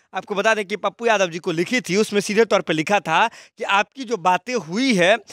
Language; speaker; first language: Hindi; native; Hindi